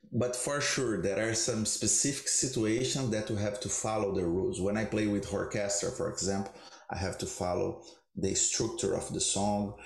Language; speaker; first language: English; non-native, learner; Portuguese